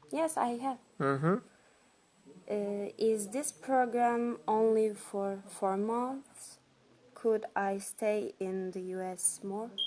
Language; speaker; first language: English; non-native, fluent; Turkish